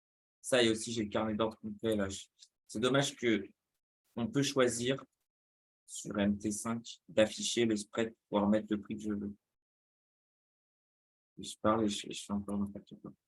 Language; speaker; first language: French; native; French